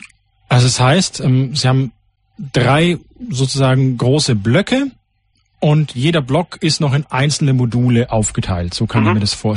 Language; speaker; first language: German; native; German